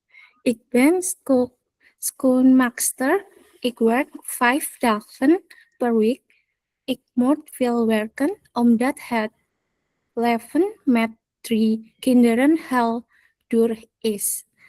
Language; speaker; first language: Dutch; non-native, learner; Indonesian